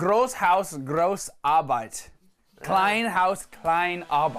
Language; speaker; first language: German; non-native, learner; English